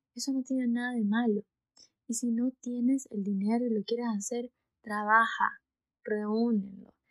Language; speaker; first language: Spanish; early bilingual, heritage; Spanish